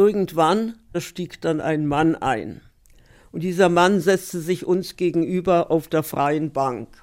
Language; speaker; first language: German; early bilingual, heritage; German